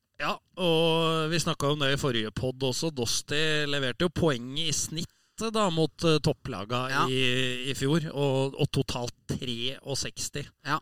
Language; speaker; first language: Norwegian; native; Norwegian